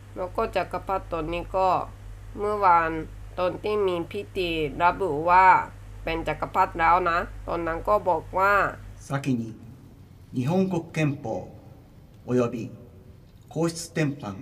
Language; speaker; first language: Thai; non-native, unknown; Japanese